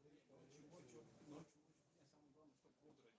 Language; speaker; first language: Russian; native; Russian